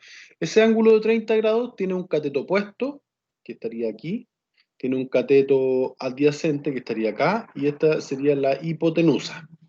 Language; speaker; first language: Spanish; native; Spanish